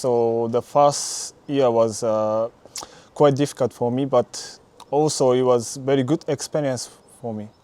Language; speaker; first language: English; non-native, learner; Japanese